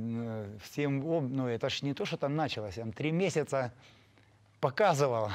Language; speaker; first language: Russian; native; Russian